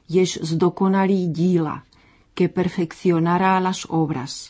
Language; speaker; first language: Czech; non-native, fluent; Spanish